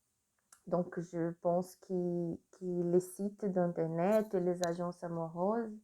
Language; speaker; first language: French; non-native, learner; Portuguese